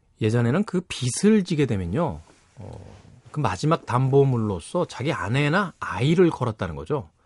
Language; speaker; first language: Korean; native; Korean